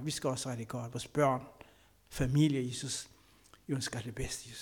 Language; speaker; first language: Danish; non-native, learner; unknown